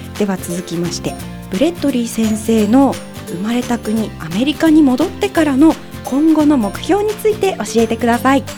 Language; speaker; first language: Japanese; native; Japanese